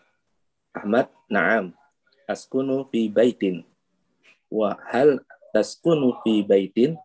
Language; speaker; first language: Arabic; non-native, learner; Indonesian